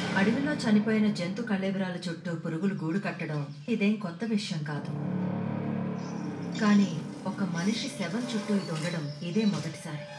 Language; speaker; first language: Telugu; native; Telugu